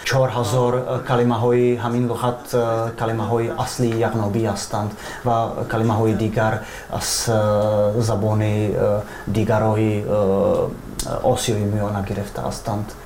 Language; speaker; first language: Persian; non-native, fluent; Czech